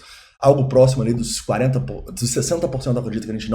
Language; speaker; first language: Portuguese; native; Portuguese